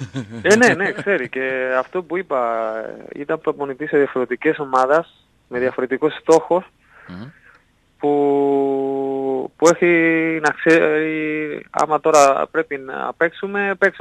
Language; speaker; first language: Greek; non-native, learner; Spanish